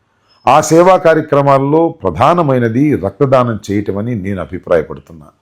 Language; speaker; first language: Telugu; native; Telugu